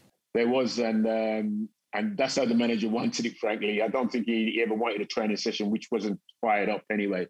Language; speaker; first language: English; native; English